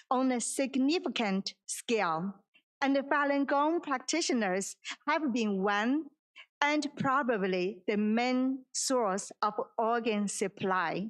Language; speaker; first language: English; non-native, fluent; Chinese